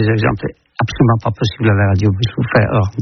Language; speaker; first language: French; non-native, fluent; Dutch